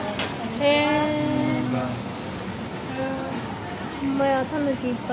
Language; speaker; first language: Japanese; native; Japanese